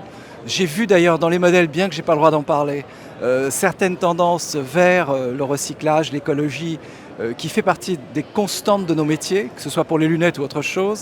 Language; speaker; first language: French; native; French